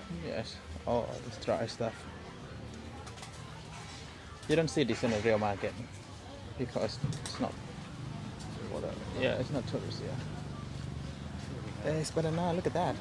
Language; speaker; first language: English; non-native, learner; Thai